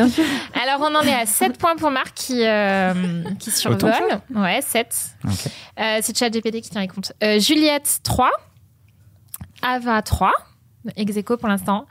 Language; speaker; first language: French; native; French